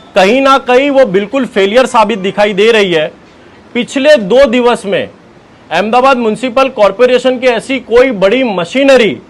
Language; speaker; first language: Hindi; non-native, local second language; Gujarati